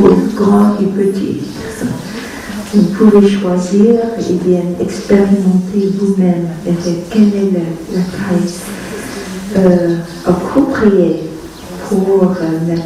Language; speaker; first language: French; non-native, fluent; Vietnamese